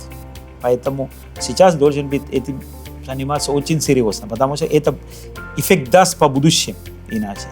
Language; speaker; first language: Russian; non-native, fluent; Sinhala